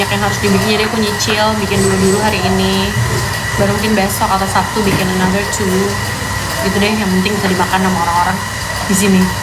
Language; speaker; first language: Indonesian; native; Indonesian